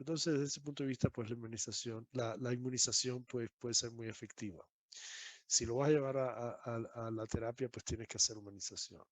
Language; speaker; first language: Spanish; native; Spanish